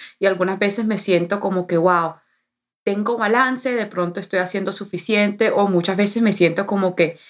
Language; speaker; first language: Spanish; early bilingual, heritage; Spanish